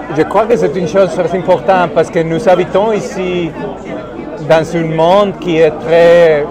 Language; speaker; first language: French; non-native, learner; Spanish